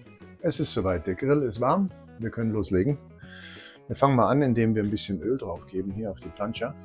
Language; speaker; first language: German; native; German